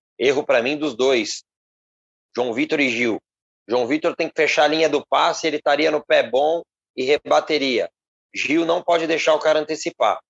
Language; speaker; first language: Portuguese; native; Portuguese